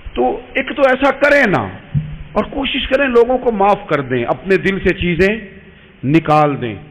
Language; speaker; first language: Urdu; non-native, local second language; Punjabi